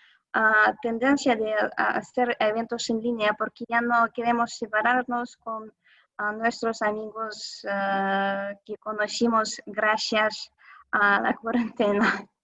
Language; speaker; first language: Spanish; non-native, fluent; Russian